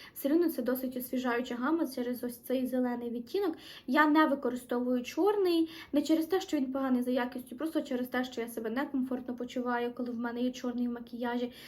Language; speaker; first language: Ukrainian; non-native, local second language; Russian